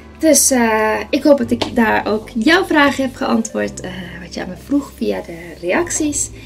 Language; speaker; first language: Dutch; non-native, fluent; Spanish